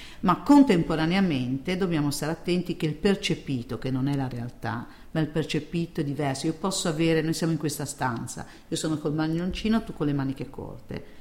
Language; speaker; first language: Italian; native; Italian